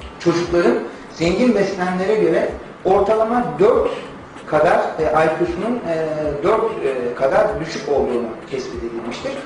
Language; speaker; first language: Turkish; native; Turkish